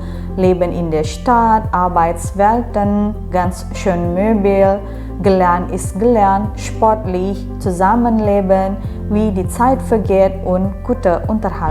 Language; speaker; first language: German; non-native, learner; Indonesian